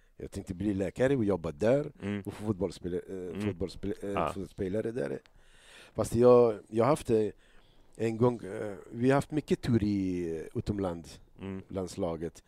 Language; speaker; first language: Swedish; non-native, learner; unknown